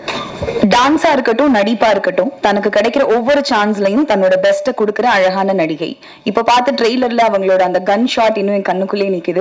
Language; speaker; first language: Tamil; native; Tamil